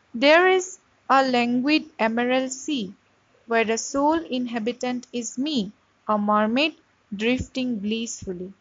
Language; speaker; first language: English; non-native, local second language; Assamese